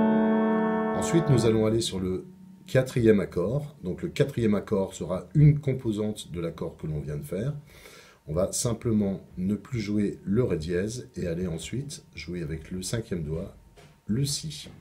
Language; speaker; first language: French; native; French